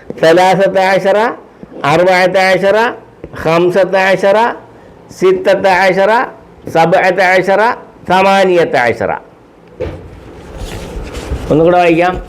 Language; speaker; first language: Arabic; non-native, fluent; Malayalam